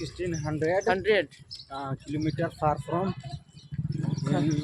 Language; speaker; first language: English; non-native, learner; Hindi